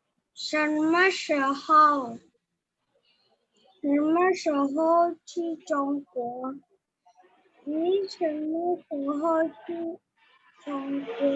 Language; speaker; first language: Chinese; non-native, learner; Indonesian